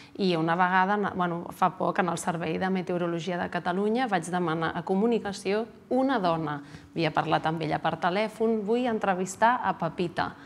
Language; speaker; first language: Catalan; native; Catalan